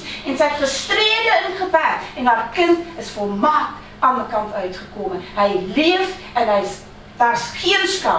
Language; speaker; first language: Dutch; non-native, fluent; Afrikaans